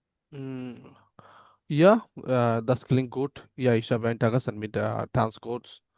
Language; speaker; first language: German; non-native, learner; Bangla